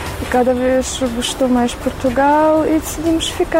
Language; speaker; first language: Portuguese; non-native, fluent; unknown